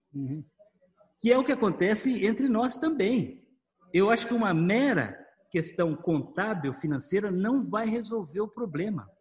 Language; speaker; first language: Portuguese; native; Portuguese